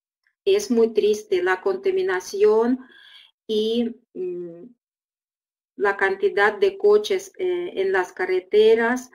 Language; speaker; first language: Spanish; non-native, fluent; Russian